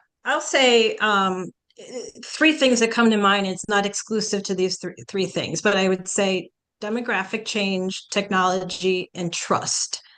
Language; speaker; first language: English; early bilingual, other home language; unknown